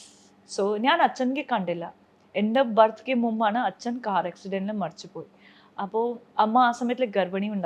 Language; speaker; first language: Malayalam; non-native, local second language; Punjabi